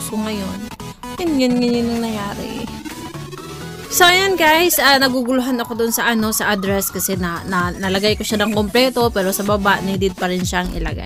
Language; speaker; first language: Filipino; native; Filipino